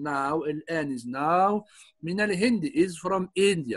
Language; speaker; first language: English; non-native, fluent; Arabic